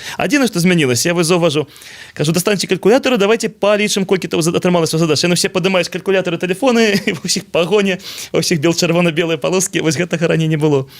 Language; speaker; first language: Belarusian; non-native, local second language; Russian